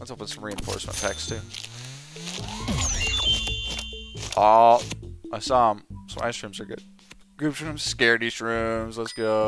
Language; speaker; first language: English; native; English